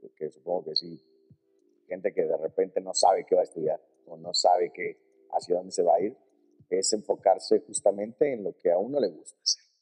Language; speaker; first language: Spanish; native; Spanish